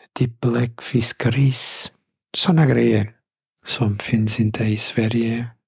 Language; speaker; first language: Swedish; non-native, fluent; Portuguese